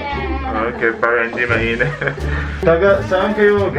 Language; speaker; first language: Filipino; non-native, learner; Arabic